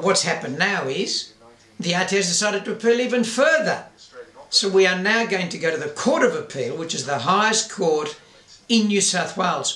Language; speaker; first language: English; native; English